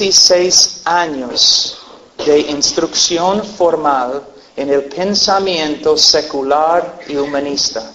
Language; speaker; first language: Spanish; non-native, fluent; English